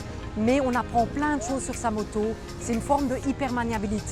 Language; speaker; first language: French; native; French